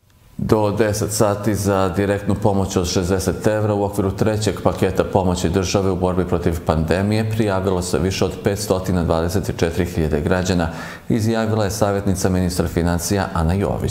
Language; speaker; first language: Serbian; native; Serbian